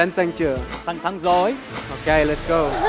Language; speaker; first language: Vietnamese; non-native, learner; Russian